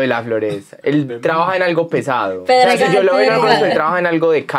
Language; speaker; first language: Spanish; native; Spanish